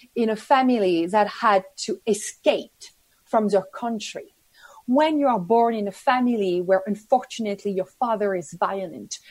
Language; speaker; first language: English; non-native, fluent; French